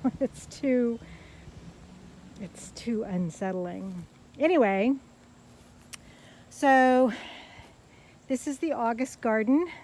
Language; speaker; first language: English; native; English